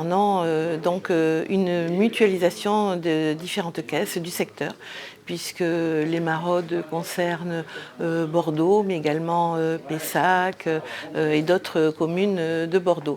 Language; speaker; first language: French; native; French